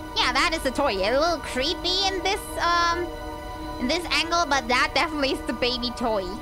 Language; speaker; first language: English; non-native, fluent; German